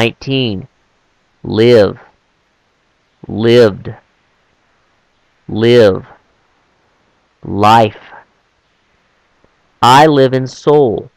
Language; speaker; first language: English; non-native, fluent; Korean